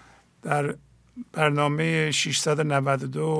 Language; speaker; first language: Persian; native; Persian